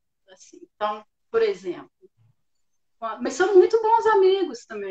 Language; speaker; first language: Portuguese; native; Portuguese